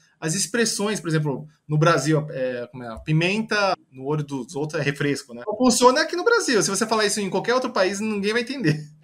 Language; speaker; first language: Portuguese; early bilingual, other home language; Japanese